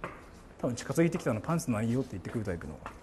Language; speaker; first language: Japanese; native; Japanese